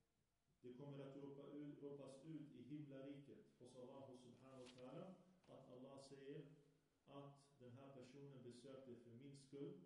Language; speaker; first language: Swedish; early bilingual, other home language; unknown